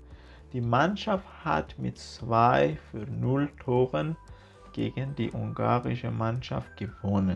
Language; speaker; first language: German; non-native, fluent; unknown